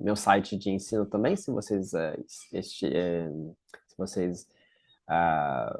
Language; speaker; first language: Portuguese; non-native, fluent; French